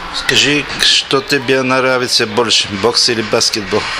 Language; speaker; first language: Russian; non-native, learner; Bulgarian